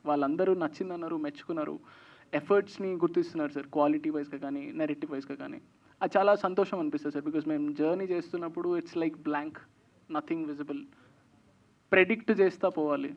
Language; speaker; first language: Telugu; native; Telugu